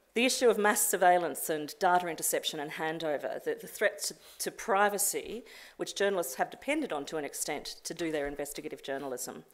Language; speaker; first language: English; native; English